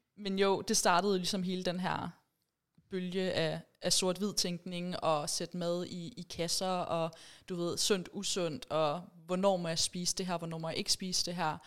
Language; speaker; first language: Danish; early bilingual, other home language; Persian